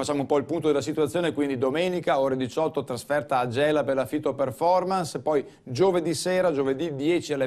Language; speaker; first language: Italian; native; Italian